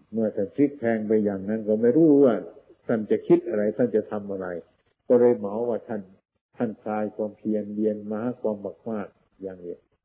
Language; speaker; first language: Thai; non-native, local second language; Northeastern Thai